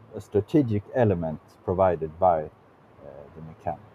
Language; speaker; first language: English; non-native, fluent; Swedish